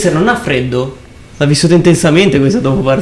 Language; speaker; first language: Italian; native; Italian